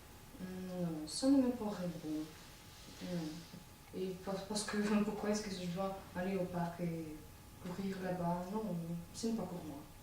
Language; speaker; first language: French; non-native, fluent; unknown